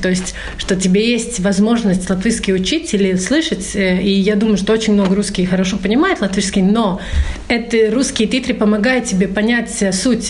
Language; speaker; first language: Russian; non-native, fluent; Latvian